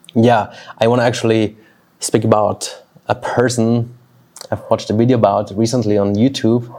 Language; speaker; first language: English; non-native, fluent; Swiss German